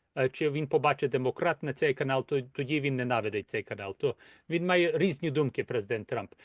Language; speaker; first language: Ukrainian; early bilingual, heritage; Ukrainian